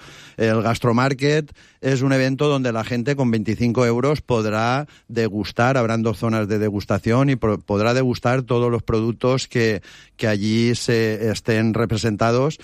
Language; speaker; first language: Spanish; native; Spanish